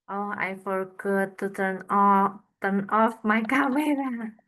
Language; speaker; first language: English; non-native, learner; Indonesian